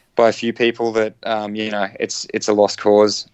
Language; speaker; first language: English; native; English